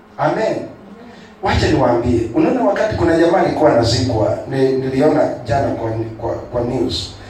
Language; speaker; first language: Swahili; non-native, local second language; Kikuyu